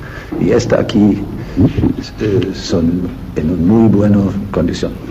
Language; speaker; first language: Spanish; non-native, learner; German